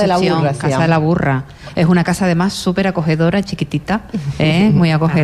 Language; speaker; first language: Spanish; native; Spanish